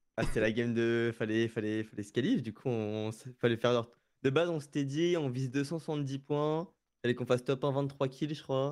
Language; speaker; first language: French; native; French